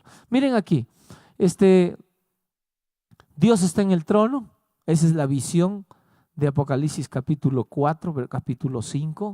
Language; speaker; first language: Spanish; native; Spanish